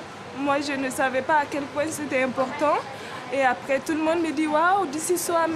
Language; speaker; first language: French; non-native, fluent; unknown